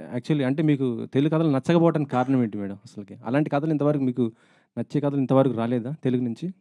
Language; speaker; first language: Telugu; native; Telugu